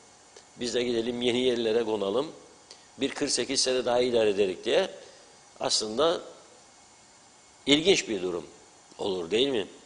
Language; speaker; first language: Turkish; native; Turkish